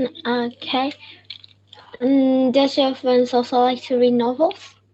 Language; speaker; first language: English; non-native, learner; Vietnamese